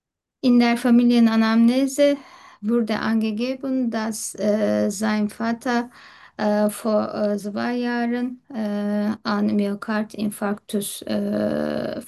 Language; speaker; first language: German; non-native, learner; Turkish